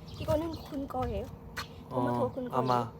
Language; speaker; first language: Korean; non-native, learner; Lao